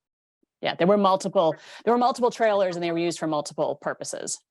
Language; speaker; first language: English; native; English